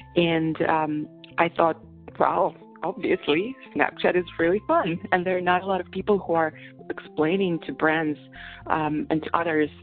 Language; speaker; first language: English; non-native, fluent; Russian